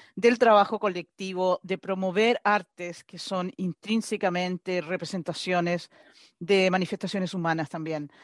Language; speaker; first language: Spanish; native; Spanish